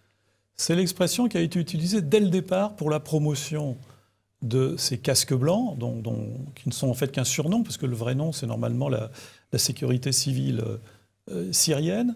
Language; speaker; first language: French; native; French